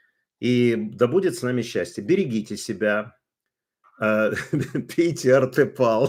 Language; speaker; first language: Russian; native; Russian